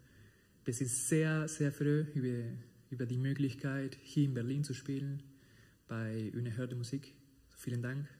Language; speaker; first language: German; non-native, fluent; Spanish